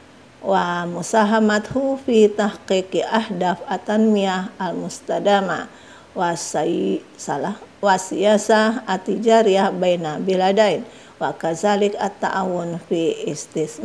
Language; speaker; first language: Arabic; non-native, fluent; Indonesian